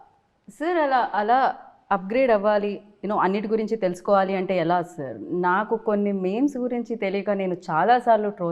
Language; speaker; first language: Telugu; native; Telugu